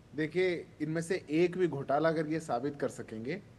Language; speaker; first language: Hindi; native; Hindi